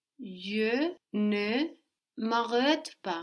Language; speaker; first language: French; non-native, learner; English